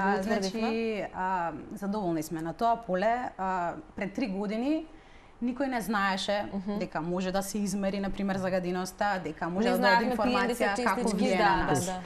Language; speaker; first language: Macedonian; native; Macedonian